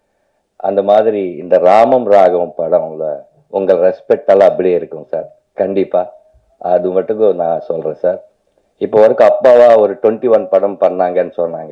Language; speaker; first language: Tamil; non-native, learner; Telugu